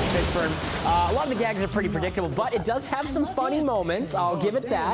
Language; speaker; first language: English; native; English